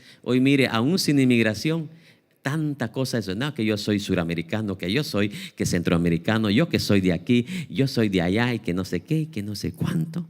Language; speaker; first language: Spanish; native; Spanish